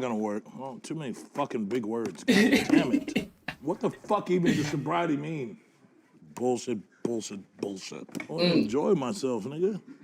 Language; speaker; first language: English; native; English